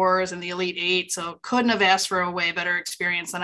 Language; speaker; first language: English; native; English